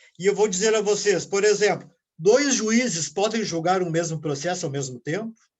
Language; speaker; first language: Portuguese; native; Portuguese